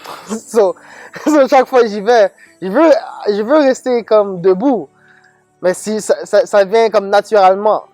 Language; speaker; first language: French; non-native, local second language; English